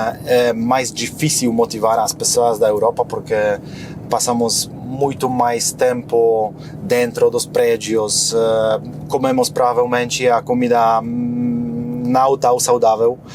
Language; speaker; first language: Portuguese; non-native, fluent; Polish